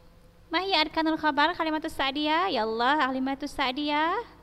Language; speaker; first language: Arabic; non-native, fluent; Indonesian